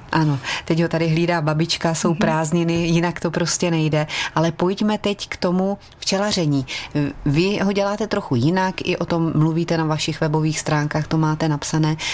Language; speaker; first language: Czech; native; Czech